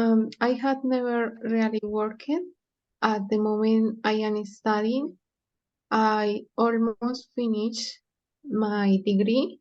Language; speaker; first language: English; non-native, learner; Spanish